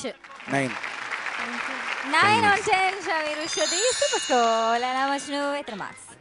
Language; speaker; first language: Malayalam; native; Malayalam